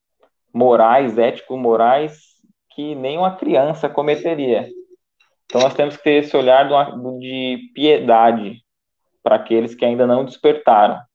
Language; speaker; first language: Portuguese; native; Portuguese